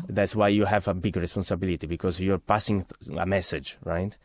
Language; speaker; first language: English; non-native, fluent; Italian